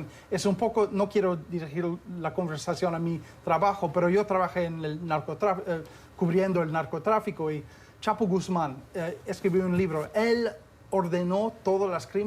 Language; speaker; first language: Spanish; non-native, fluent; English